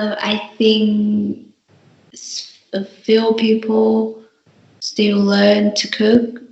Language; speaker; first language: English; non-native, learner; Vietnamese